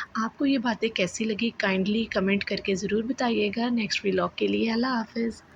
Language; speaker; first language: Urdu; native; Urdu